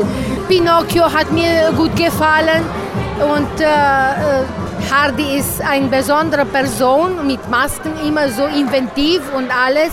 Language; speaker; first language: German; non-native, local second language; Romanian